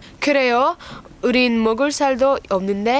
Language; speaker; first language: Korean; non-native, learner; English